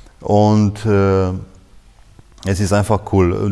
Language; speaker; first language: German; non-native, fluent; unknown